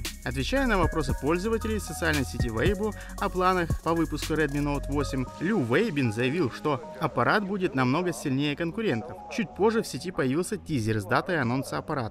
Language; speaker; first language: Russian; native; Russian